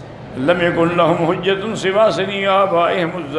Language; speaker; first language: Arabic; non-native, fluent; Urdu